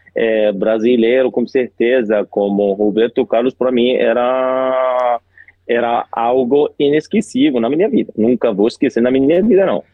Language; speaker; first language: Portuguese; non-native, fluent; Arabic